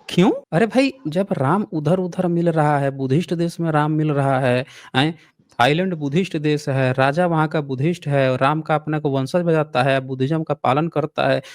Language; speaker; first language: Hindi; native; Hindi